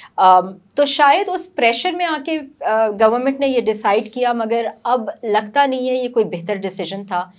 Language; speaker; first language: Urdu; native; Urdu